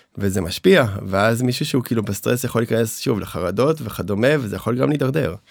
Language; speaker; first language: Hebrew; native; Hebrew